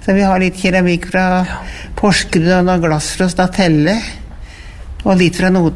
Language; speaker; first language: Norwegian; native; Norwegian